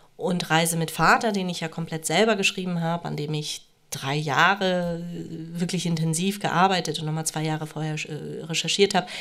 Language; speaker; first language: German; early bilingual, other home language; Romanian